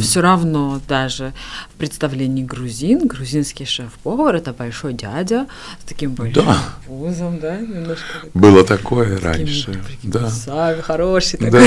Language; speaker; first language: Russian; non-native, fluent; Georgian